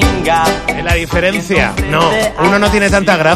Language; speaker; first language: Spanish; native; Spanish